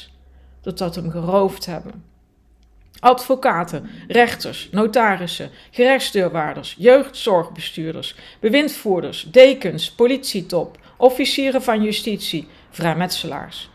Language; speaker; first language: Dutch; native; Dutch